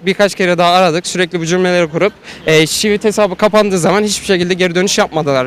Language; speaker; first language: Turkish; native; Turkish